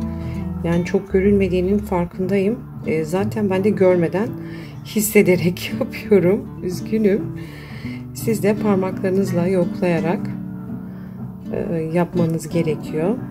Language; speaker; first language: Turkish; native; Turkish